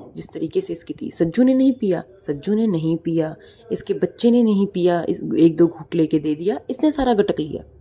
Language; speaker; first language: Hindi; native; Hindi